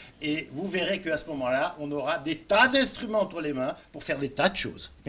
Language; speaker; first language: French; native; French